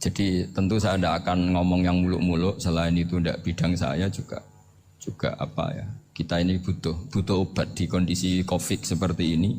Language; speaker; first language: Indonesian; non-native, local second language; Javanese